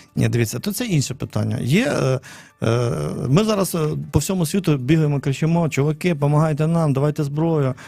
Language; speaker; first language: Ukrainian; native; Ukrainian